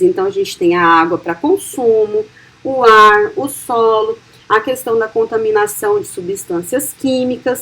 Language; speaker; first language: Portuguese; native; Portuguese